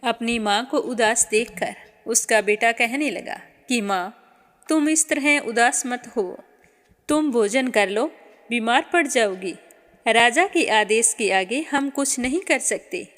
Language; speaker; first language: Hindi; native; Hindi